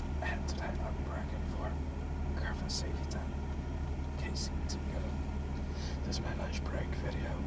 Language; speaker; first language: English; non-native, fluent; Dutch